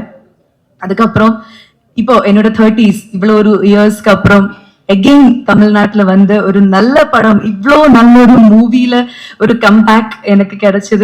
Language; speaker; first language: Tamil; non-native, fluent; Malayalam